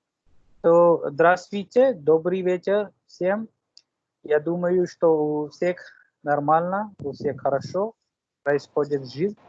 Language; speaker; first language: Russian; non-native, fluent; Hindi